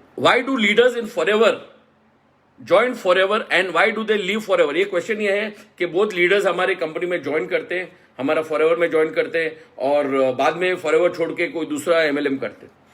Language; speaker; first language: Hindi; non-native, local second language; Marathi